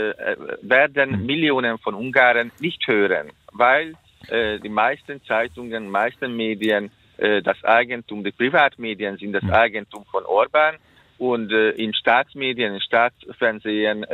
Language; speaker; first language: German; non-native, fluent; Hungarian